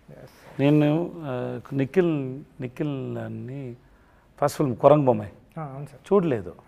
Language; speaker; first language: Telugu; non-native, learner; Tamil